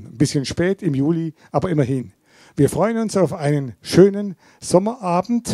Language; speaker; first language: German; native; German